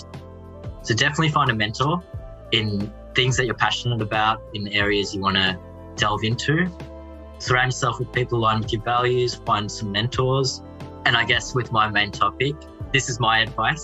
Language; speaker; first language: English; native; English